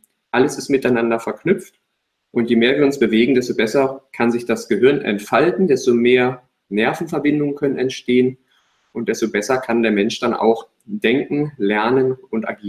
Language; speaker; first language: German; native; German